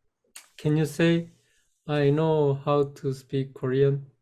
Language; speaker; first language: English; non-native, fluent; Korean